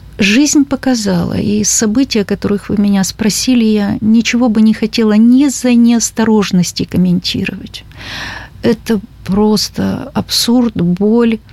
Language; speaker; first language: Russian; native; Russian